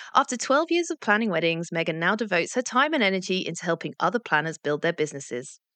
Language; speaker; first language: English; native; English